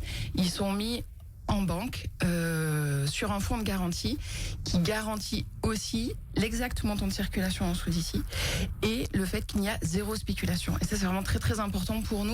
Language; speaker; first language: French; native; French